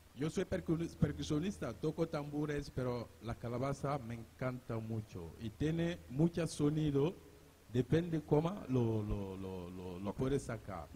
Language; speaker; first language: Spanish; non-native, learner; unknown